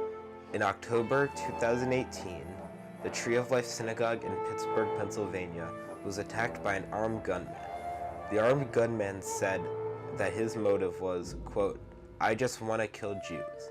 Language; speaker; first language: English; native; English